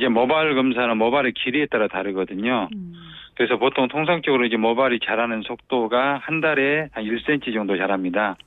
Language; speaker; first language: Korean; native; Korean